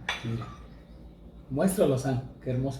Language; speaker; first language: Spanish; native; Spanish